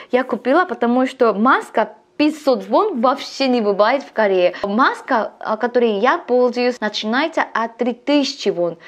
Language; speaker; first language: Russian; non-native, learner; Korean